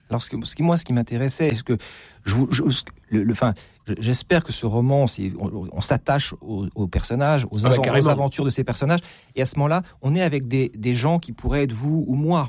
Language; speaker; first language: French; native; French